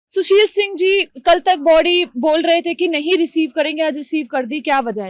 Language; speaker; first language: Hindi; native; Hindi